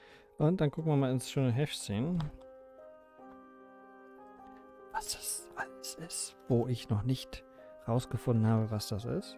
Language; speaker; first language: German; native; German